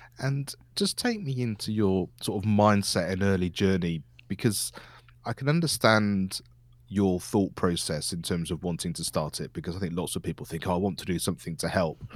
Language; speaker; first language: English; native; English